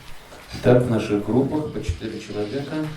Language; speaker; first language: Russian; native; Russian